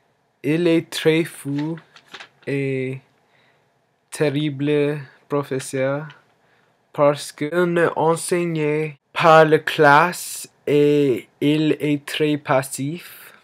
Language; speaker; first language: French; non-native, learner; English